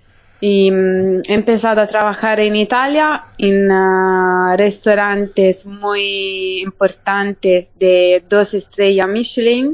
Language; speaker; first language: Spanish; non-native, fluent; Italian